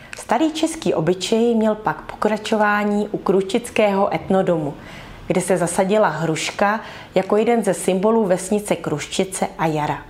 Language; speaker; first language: Czech; early bilingual, heritage; Czech